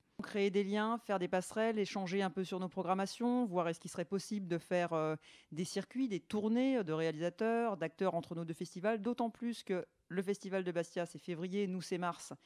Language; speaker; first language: French; native; French